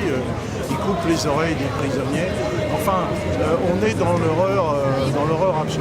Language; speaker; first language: French; native; French